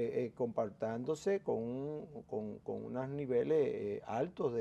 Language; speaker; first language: Spanish; native; Spanish